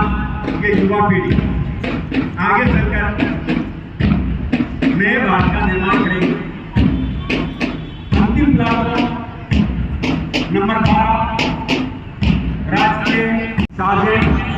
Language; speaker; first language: Hindi; native; Hindi